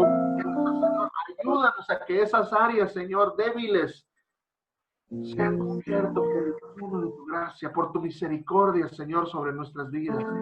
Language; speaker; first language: Spanish; native; Spanish